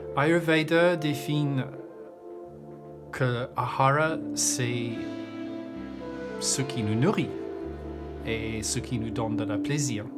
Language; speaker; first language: French; non-native, learner; English